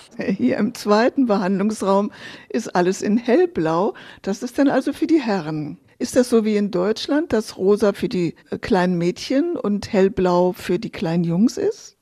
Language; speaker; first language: German; native; German